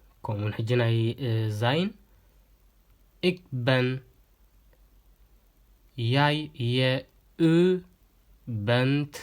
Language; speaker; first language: Dutch; non-native, fluent; Tigrinya